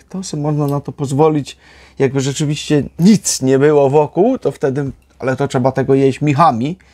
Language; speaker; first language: Polish; native; Polish